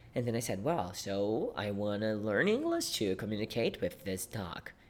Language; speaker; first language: English; non-native, fluent; Portuguese